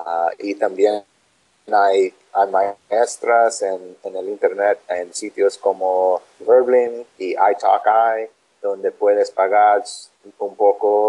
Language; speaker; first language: Spanish; non-native, learner; English